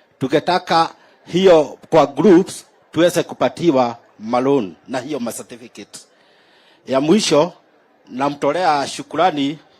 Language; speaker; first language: Swahili; non-native, local second language; Kikuyu